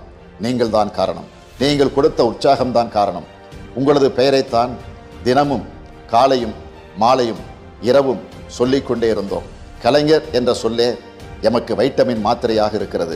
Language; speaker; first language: Tamil; native; Tamil